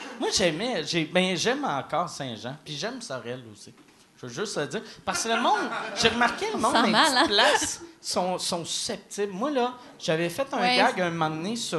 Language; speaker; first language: French; native; French